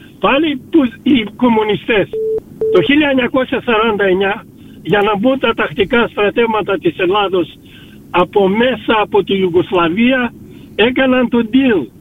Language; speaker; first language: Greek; early bilingual, heritage; Greek